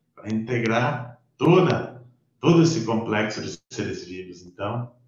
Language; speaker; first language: Portuguese; native; Portuguese